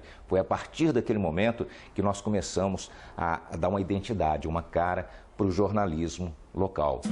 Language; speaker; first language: Portuguese; native; Portuguese